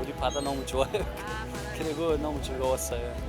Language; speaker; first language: Korean; non-native, learner; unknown